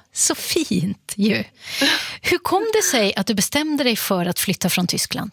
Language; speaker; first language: Swedish; native; Swedish